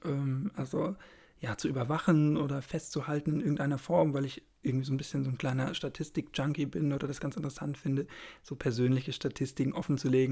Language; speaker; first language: German; native; German